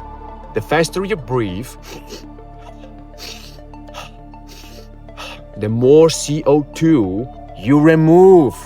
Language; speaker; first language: English; non-native, fluent; Polish